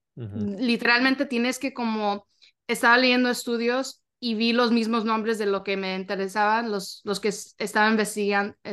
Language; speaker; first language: Spanish; early bilingual, heritage; Spanish